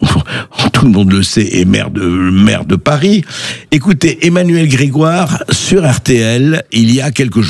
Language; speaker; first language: French; native; French